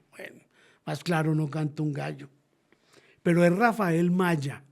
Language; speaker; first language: Spanish; native; Spanish